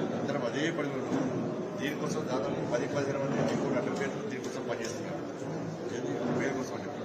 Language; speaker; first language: Telugu; native; Telugu